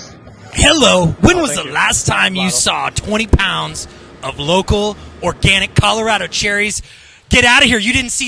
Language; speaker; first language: English; native; English